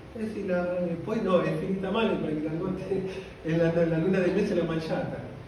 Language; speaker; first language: Italian; non-native, fluent; Spanish